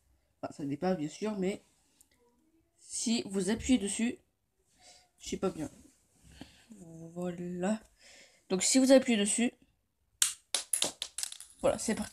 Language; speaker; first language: French; native; French